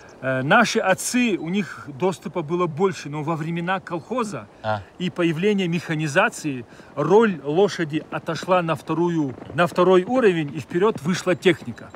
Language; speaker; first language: Russian; native; Russian